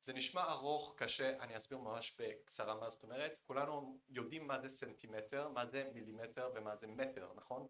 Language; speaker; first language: Hebrew; non-native, fluent; Korean